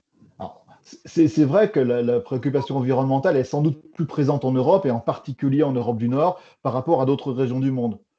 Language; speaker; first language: French; native; French